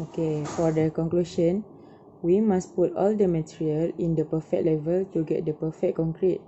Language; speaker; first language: English; non-native, learner; Malay